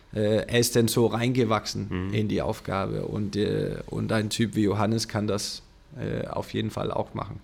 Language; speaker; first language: German; non-native, fluent; Danish